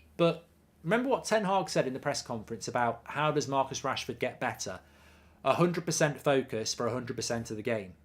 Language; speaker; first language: English; native; English